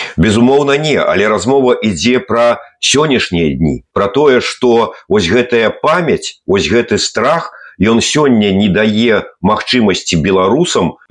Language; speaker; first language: Belarusian; native; Belarusian